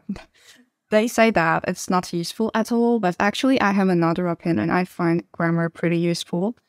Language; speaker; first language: English; non-native, fluent; Turkish